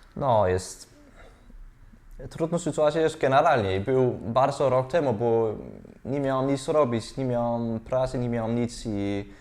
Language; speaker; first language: Polish; non-native, learner; Danish